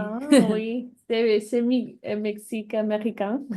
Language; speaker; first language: French; non-native, learner; English